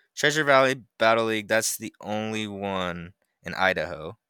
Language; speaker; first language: English; native; English